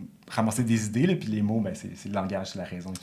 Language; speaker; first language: French; native; French